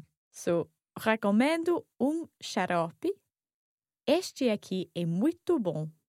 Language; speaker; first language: Portuguese; non-native, learner; English